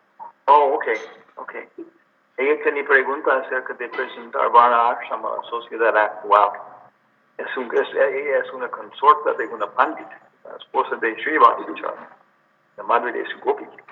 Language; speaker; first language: Spanish; non-native, learner; English